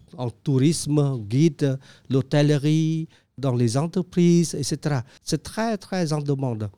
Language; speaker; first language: French; non-native, fluent; Khmer